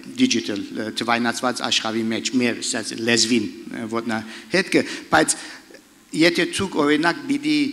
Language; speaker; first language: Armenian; early bilingual, heritage; Armenian